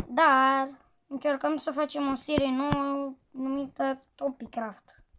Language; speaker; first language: Romanian; native; Romanian